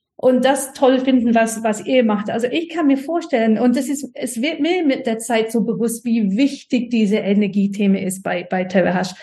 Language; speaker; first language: German; non-native, fluent; English